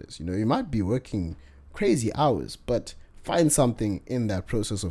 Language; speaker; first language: English; non-native, local second language; Bemba